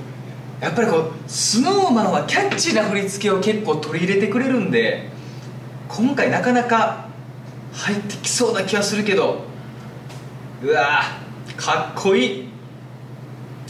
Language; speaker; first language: Japanese; native; Japanese